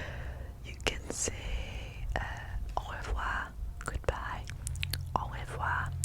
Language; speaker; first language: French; non-native, learner; English